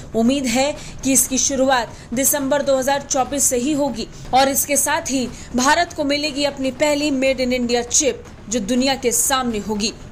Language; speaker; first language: Hindi; native; Hindi